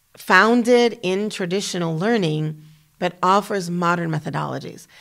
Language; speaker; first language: English; native; English